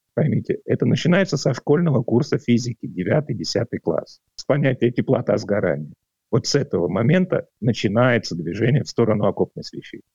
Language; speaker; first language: Russian; native; Russian